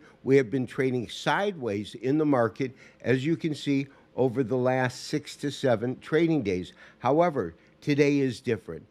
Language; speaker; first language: English; native; English